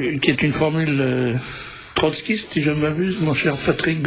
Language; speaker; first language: French; native; French